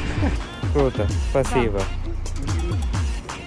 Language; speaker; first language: Russian; non-native, learner; Malayalam